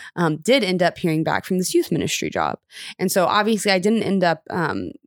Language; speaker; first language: English; native; English